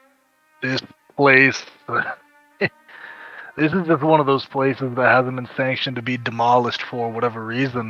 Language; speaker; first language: English; native; English